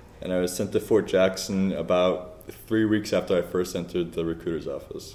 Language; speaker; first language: English; native; English